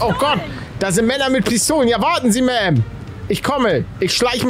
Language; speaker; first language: German; native; German